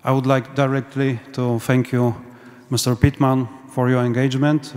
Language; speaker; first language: English; non-native, learner; Polish